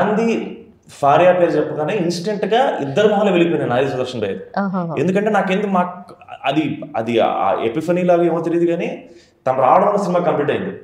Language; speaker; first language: Telugu; native; Telugu